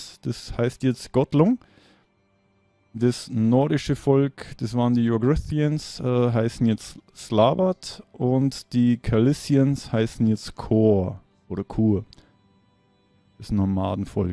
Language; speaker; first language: German; native; German